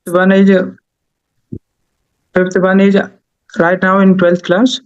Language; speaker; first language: English; non-native, learner; Haryanvi